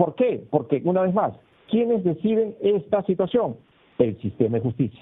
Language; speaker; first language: Spanish; native; Spanish